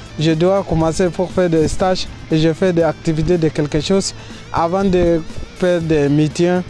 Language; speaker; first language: French; non-native, learner; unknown